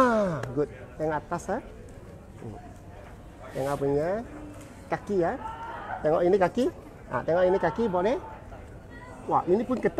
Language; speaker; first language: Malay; non-native, local second language; Cantonese